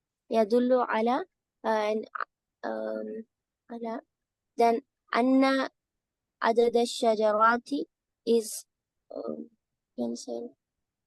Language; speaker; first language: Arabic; non-native, learner; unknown